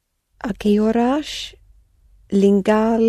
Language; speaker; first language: Portuguese; non-native, learner; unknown